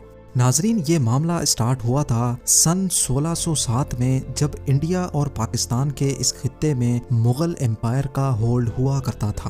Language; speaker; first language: Urdu; native; Urdu